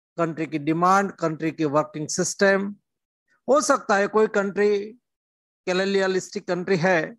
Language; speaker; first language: Hindi; non-native, local second language; Gujarati